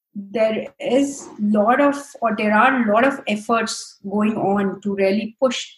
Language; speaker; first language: English; non-native, local second language; Hindi